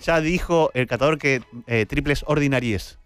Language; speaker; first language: Spanish; native; Spanish